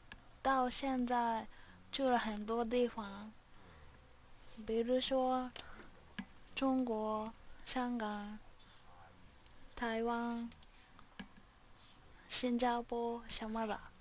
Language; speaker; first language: Chinese; non-native, learner; Japanese